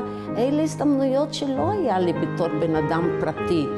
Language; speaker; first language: Hebrew; early bilingual, other home language; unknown